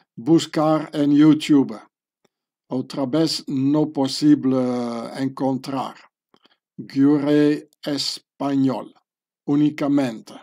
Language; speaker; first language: Spanish; non-native, learner; French